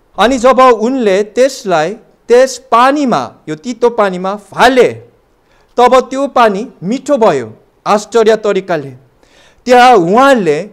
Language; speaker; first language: Nepali; non-native, fluent; Korean